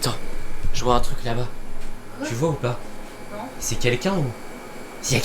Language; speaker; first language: French; native; French